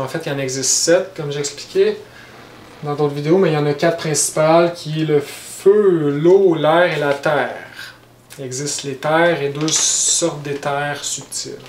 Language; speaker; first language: French; native; French